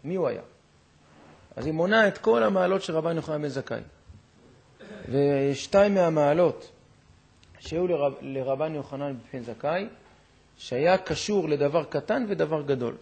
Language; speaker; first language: Hebrew; native; Hebrew